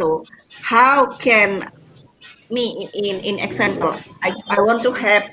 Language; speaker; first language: English; non-native, learner; Indonesian